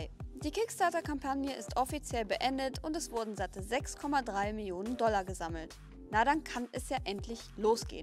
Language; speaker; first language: German; native; German